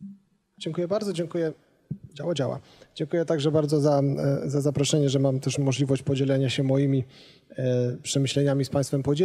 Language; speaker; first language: Polish; native; Polish